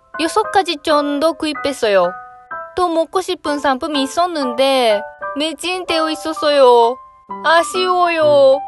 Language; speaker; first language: Korean; non-native, learner; Japanese